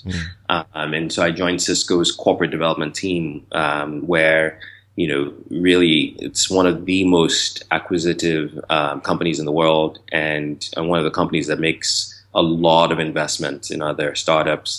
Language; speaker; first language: English; non-native, local second language; Yoruba